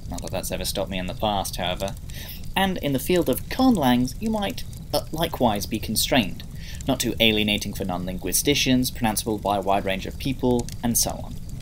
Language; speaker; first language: English; early bilingual, other home language; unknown